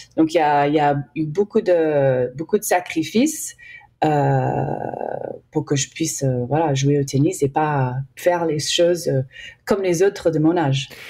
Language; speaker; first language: French; early bilingual, heritage; English